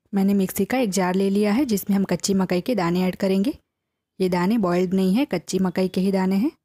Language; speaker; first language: Hindi; non-native, local second language; Gujarati